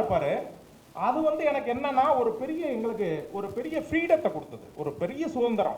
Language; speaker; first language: Tamil; native; Tamil